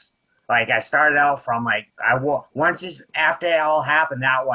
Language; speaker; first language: English; native; English